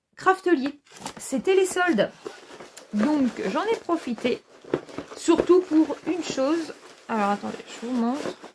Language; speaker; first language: French; native; French